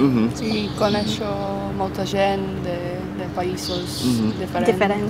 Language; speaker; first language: Catalan; non-native, learner; English